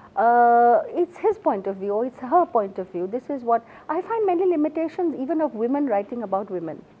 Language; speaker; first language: English; non-native, local second language; Assamese